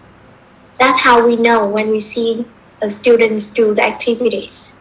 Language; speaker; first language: English; non-native, fluent; Vietnamese